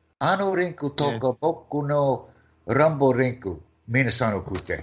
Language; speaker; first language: Japanese; non-native, learner; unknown